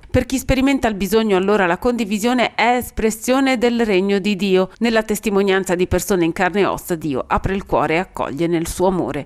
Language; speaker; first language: Italian; native; Italian